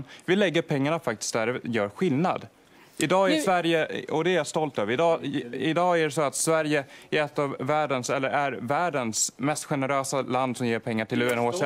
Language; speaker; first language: Swedish; native; Swedish